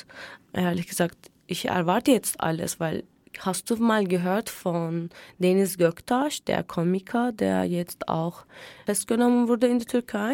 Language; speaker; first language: German; non-native, fluent; Turkish